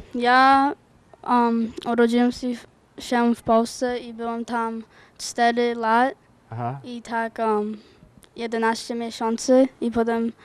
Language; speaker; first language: Polish; early bilingual, other home language; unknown